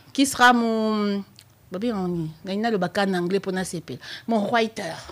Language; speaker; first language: French; non-native, local second language; Lingala